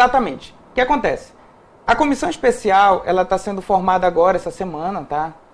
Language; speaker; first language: Portuguese; native; Portuguese